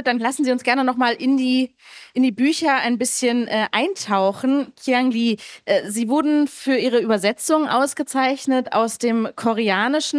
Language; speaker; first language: German; native; German